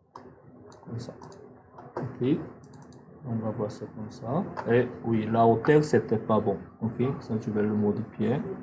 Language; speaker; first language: French; non-native, fluent; Korean